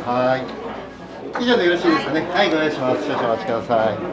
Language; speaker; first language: Japanese; native; Japanese